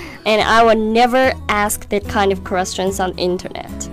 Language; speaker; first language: English; non-native, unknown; Chinese